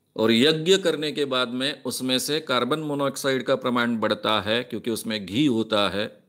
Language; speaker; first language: Hindi; non-native, local second language; Marathi